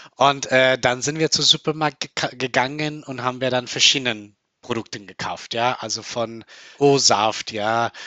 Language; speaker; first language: German; non-native, fluent; Spanish